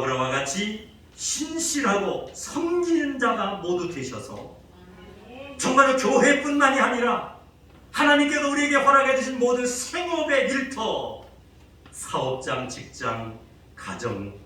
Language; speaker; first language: Korean; native; Korean